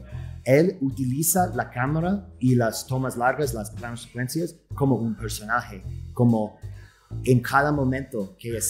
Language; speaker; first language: Spanish; non-native, fluent; English